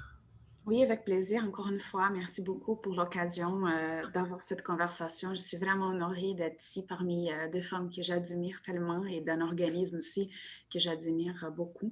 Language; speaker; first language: French; non-native, fluent; Portuguese